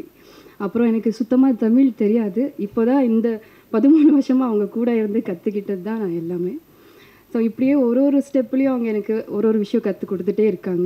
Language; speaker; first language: Tamil; non-native, fluent; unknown